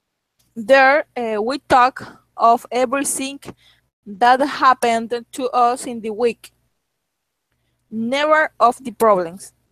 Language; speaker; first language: English; non-native, learner; Spanish